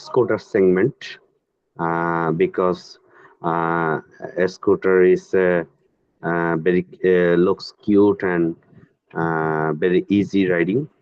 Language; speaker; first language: English; non-native, learner; Bangla